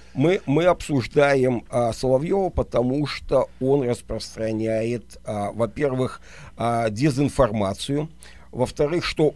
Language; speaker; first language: Russian; native; Russian